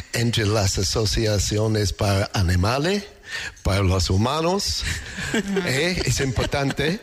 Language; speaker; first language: Spanish; non-native, learner; English